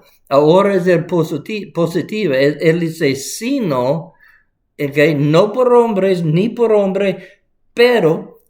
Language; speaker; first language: Spanish; non-native, fluent; English